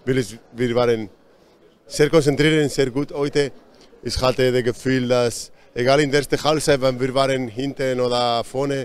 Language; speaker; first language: German; non-native, fluent; Spanish